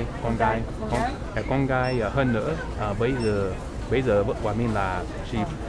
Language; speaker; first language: Vietnamese; non-native, learner; English